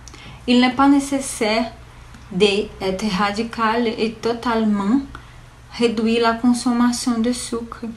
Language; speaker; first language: French; non-native, learner; Portuguese